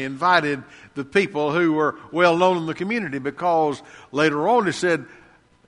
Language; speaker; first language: English; native; English